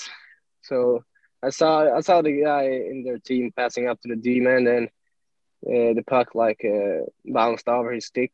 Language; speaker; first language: English; non-native, fluent; Swedish